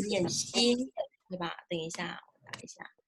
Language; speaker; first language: Chinese; non-native, fluent; Indonesian